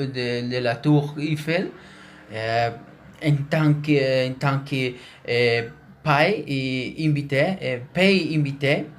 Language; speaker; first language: French; non-native, learner; Spanish